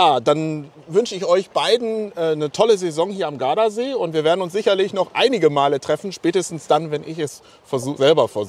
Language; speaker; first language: German; native; German